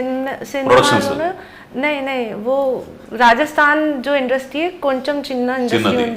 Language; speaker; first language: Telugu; non-native, local second language; Hindi